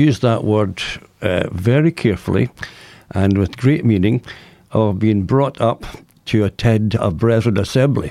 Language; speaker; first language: English; native; English